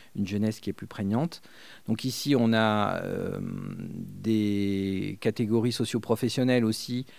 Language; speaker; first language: French; non-native, fluent; Spanish